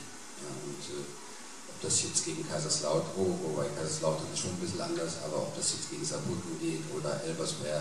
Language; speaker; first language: German; native; German